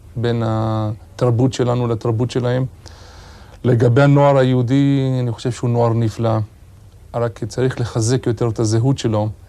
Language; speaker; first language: Hebrew; early bilingual, other home language; Arabic